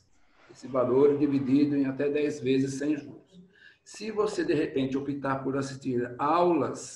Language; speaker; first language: Portuguese; native; Portuguese